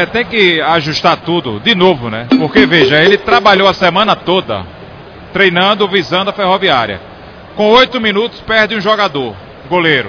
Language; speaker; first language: Portuguese; native; Portuguese